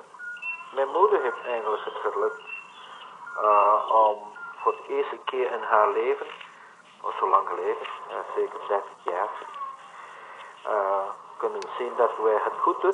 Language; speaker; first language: Dutch; non-native, learner; Vietnamese